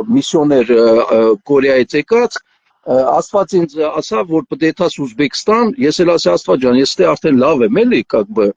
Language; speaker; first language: Armenian; native; Armenian